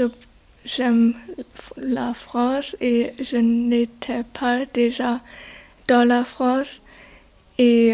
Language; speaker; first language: French; non-native, learner; German